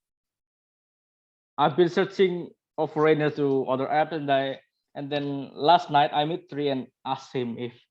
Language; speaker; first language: English; non-native, learner; Indonesian